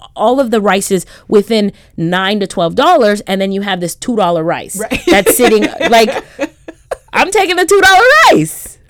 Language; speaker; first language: English; early bilingual, other home language; Haitian Creole